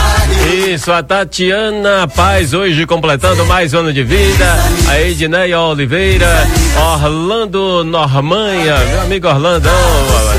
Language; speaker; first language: Portuguese; native; Portuguese